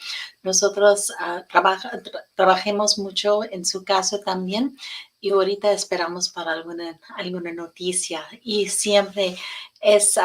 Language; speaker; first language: Spanish; non-native, learner; English